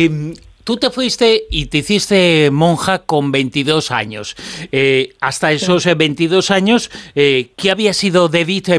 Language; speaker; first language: Spanish; native; Spanish